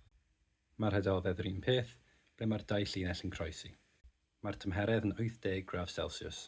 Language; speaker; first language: Welsh; native; Welsh